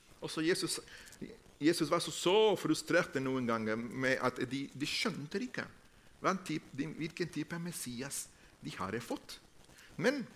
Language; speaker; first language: Norwegian; non-native, fluent; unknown